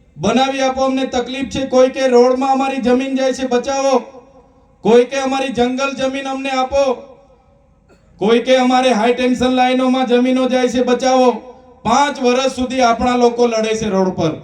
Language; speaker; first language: Gujarati; non-native, local second language; Vasavi